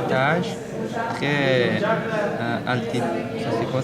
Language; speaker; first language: French; non-native, learner; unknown